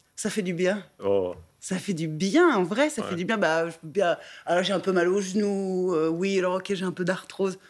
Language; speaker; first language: French; native; French